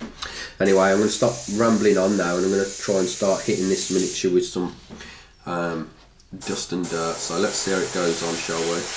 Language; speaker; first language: English; native; English